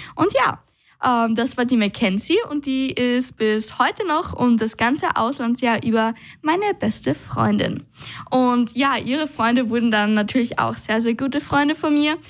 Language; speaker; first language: German; native; German